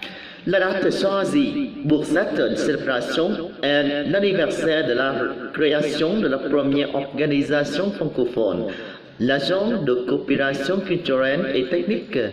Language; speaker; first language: French; non-native, learner; Vietnamese